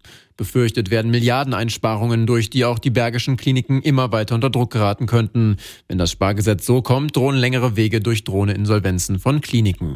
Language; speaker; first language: German; native; German